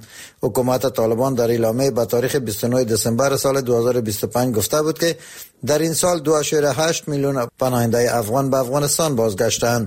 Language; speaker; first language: Persian; native; Persian